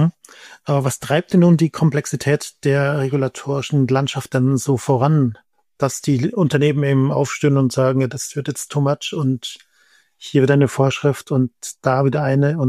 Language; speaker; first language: German; native; German